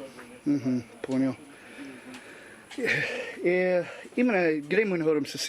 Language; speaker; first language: Russian; non-native, learner; English